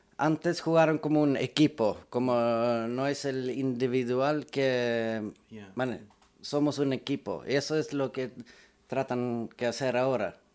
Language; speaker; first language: Spanish; early bilingual, heritage; Swedish